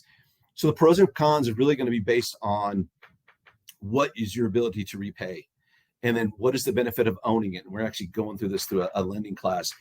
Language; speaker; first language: English; native; English